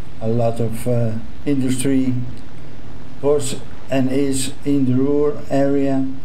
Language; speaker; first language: English; non-native, fluent; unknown